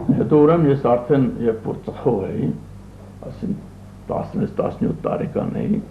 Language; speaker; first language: Armenian; early bilingual, other home language; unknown